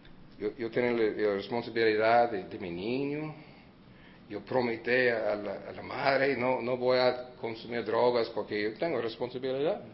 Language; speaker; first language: Spanish; early bilingual, heritage; Spanish